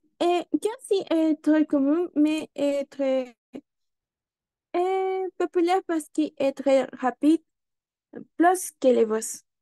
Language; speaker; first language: French; non-native, learner; Spanish